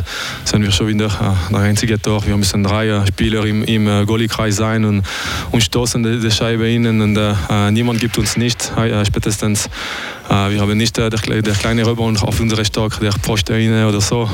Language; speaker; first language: German; non-native, local second language; French